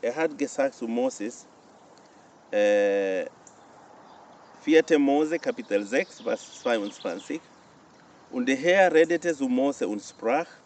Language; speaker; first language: German; non-native, fluent; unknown